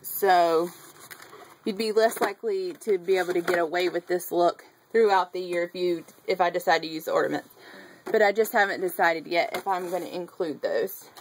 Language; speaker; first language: English; native; English